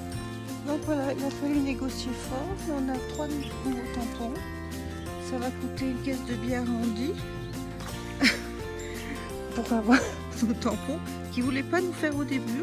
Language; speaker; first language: French; native; French